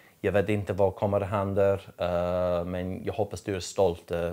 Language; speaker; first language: Swedish; non-native, learner; English